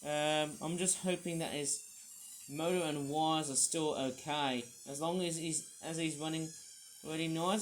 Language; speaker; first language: English; native; English